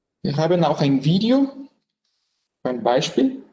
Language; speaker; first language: German; non-native, learner; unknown